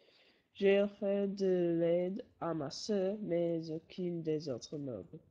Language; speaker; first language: French; non-native, learner; English